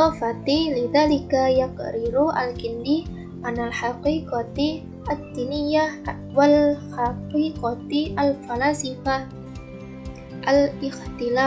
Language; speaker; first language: Arabic; non-native, learner; Indonesian